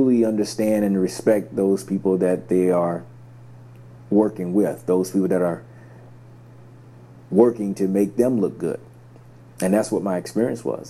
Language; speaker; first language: English; native; English